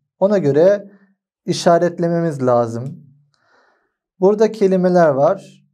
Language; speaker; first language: Turkish; non-native, fluent; Arabic